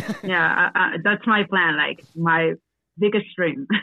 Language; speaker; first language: English; non-native, learner; Spanish